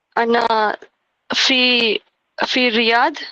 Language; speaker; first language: Arabic; non-native, learner; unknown